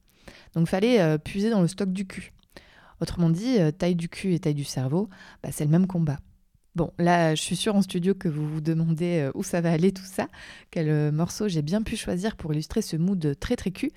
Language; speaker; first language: French; native; French